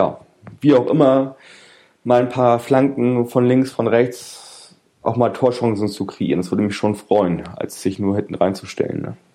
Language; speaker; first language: German; native; German